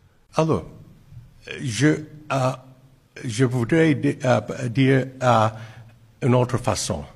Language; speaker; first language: French; non-native, fluent; English